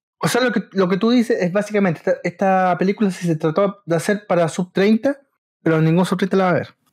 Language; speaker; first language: Spanish; native; Spanish